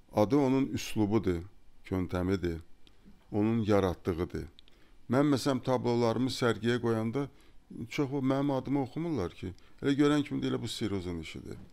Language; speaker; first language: Azerbaijani; native; Azerbaijani